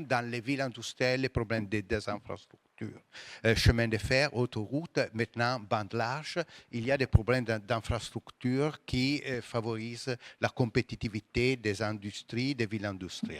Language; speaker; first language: French; non-native, fluent; Italian